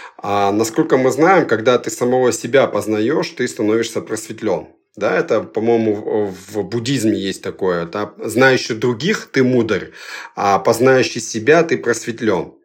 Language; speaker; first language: Russian; early bilingual, other home language; Georgian